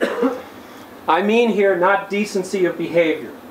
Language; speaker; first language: English; native; English